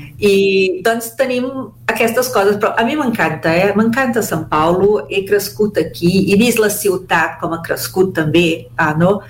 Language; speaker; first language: Catalan; early bilingual, heritage; Catalan